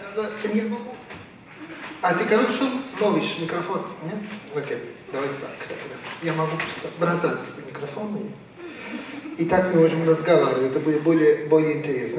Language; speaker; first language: Russian; non-native, fluent; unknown